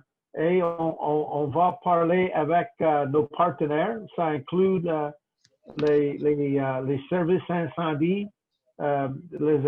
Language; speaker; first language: French; non-native, local second language; English